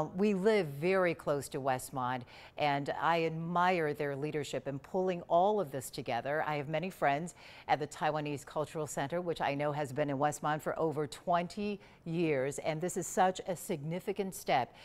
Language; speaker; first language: English; early bilingual, other home language; Chinese